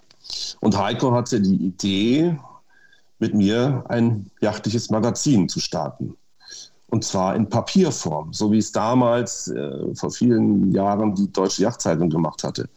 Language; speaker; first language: German; native; German